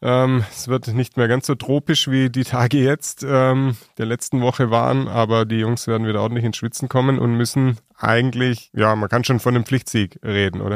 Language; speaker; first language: German; native; German